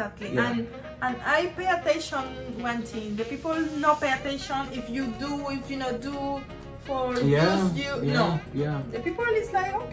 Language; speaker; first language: English; non-native, learner; Spanish